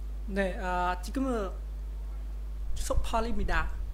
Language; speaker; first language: Korean; non-native, learner; Khmer